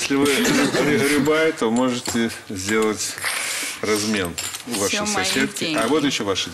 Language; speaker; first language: Russian; native; Russian